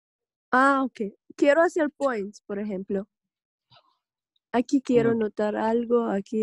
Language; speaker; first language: Spanish; non-native, learner; Russian